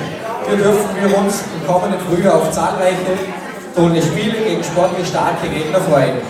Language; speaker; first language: German; native; German